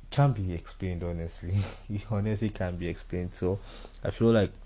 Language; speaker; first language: English; non-native, local second language; Yoruba